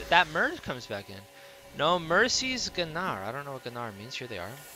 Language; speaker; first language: English; native; English